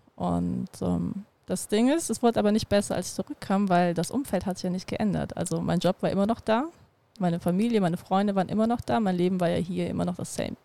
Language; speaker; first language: German; early bilingual, other home language; Russian